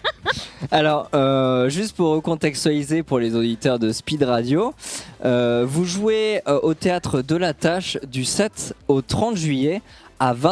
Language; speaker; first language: French; native; French